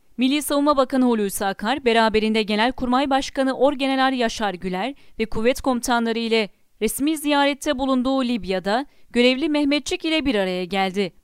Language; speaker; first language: Turkish; native; Turkish